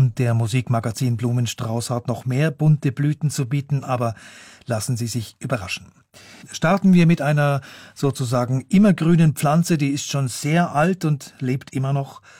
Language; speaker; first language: German; native; German